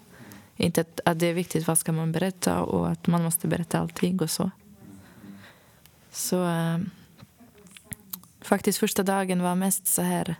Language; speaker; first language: Swedish; non-native, fluent; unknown